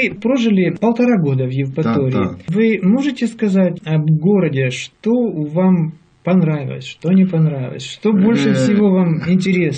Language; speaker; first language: Russian; native; Russian